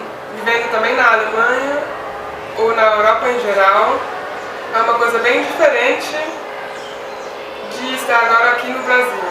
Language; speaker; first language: Portuguese; non-native, fluent; Swiss German